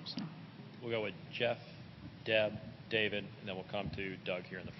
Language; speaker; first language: English; native; English